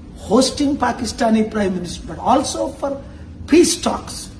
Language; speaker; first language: English; non-native, local second language; Telugu